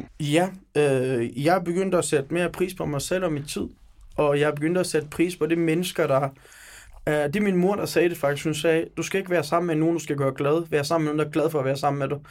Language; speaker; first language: Danish; early bilingual, other home language; Turkish